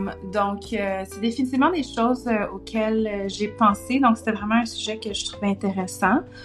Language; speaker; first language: French; native; French